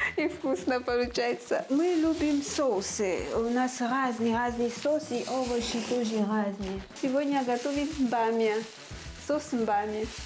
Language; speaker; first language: Russian; non-native, fluent; French